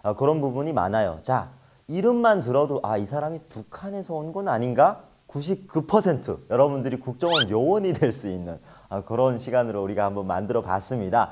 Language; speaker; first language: Korean; native; Korean